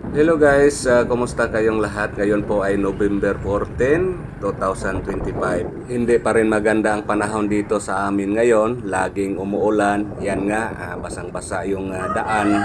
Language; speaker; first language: Filipino; non-native, local second language; Cebuano